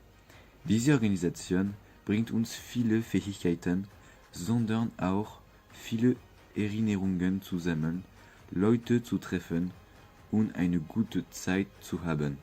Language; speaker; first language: German; non-native, fluent; French